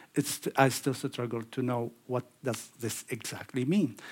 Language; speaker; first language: English; non-native, fluent; Arabic